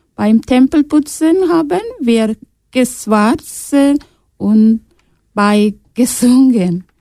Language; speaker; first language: German; non-native, learner; Tamil